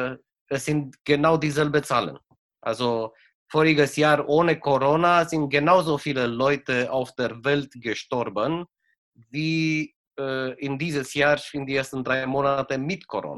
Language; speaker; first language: German; non-native, fluent; Romanian